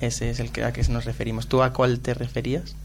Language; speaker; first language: Spanish; native; Spanish